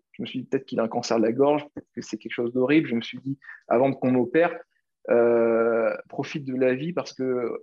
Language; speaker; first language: French; native; French